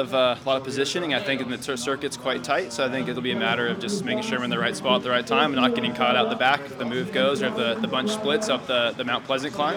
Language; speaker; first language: English; native; English